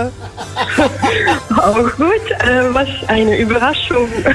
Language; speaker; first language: Dutch; non-native, fluent; German